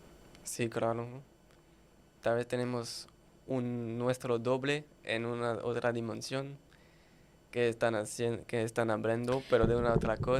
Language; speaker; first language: Spanish; non-native, fluent; French